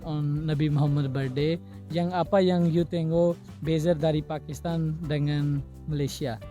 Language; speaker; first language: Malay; non-native, learner; Urdu